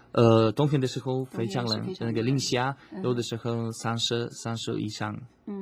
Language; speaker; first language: Chinese; non-native, fluent; Slovak